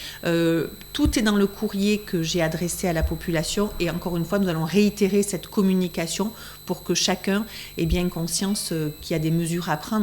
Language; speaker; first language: French; native; French